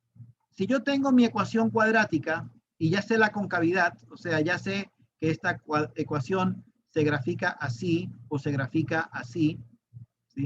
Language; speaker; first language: Spanish; native; Spanish